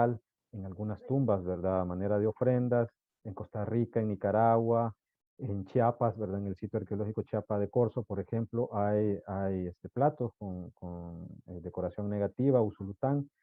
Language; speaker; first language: Spanish; native; Spanish